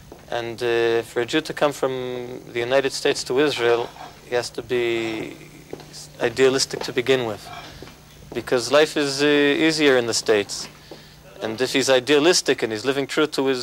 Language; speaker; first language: English; native; English